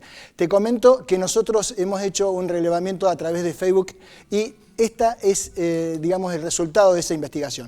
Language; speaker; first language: Spanish; native; Spanish